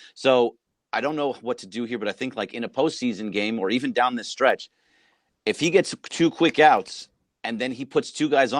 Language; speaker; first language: English; native; English